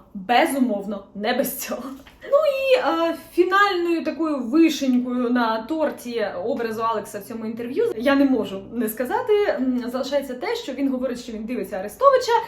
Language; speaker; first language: Ukrainian; non-native, local second language; Russian